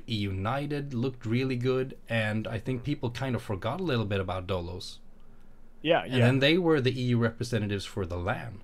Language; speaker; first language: English; non-native, fluent; Swedish